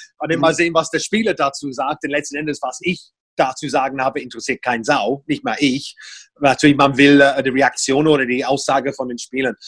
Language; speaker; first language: German; non-native, fluent; English